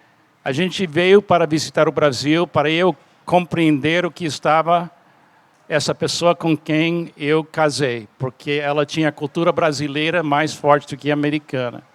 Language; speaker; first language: Portuguese; non-native, fluent; English